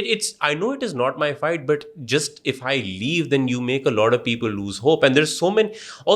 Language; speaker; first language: English; non-native, local second language; Urdu